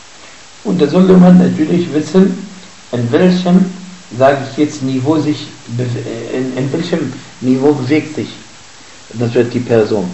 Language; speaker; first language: German; non-native, fluent; Arabic